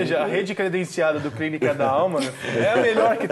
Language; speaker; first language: Portuguese; native; Portuguese